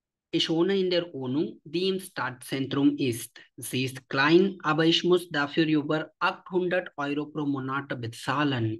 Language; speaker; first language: German; non-native, learner; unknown